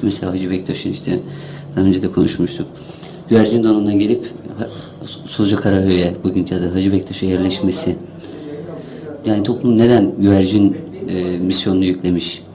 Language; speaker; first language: Turkish; native; Turkish